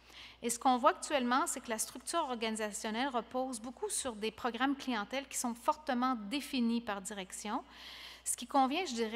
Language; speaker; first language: French; native; French